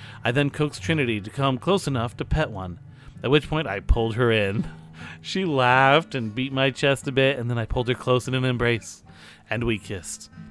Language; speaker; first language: English; native; English